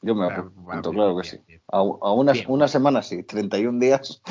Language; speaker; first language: Spanish; native; Spanish